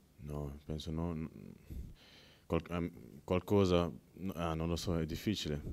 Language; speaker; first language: Italian; non-native, learner; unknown